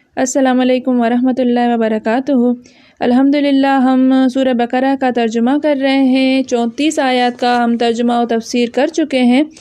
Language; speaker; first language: Urdu; non-native, local second language; Sindhi